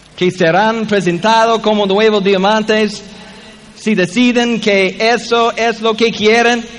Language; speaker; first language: Spanish; non-native, learner; English